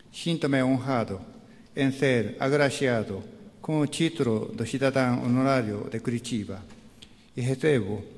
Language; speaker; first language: Portuguese; non-native, fluent; Japanese